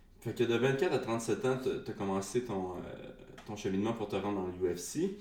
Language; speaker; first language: French; native; French